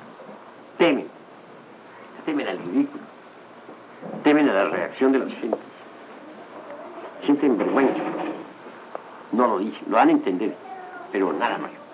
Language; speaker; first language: Spanish; native; Spanish